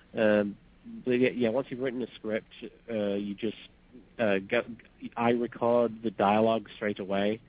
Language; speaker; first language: English; native; English